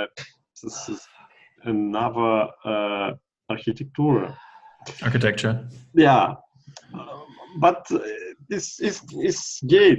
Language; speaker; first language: English; non-native, learner; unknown